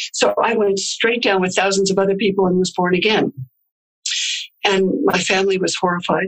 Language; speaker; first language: English; native; English